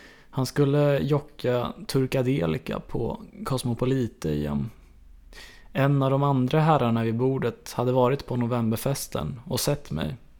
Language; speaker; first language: Swedish; native; Swedish